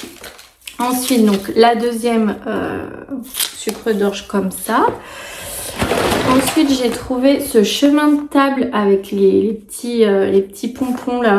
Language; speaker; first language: French; native; French